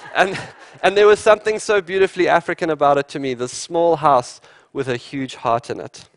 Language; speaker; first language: English; native; English